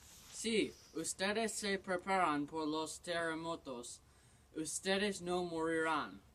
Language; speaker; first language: Spanish; non-native, learner; English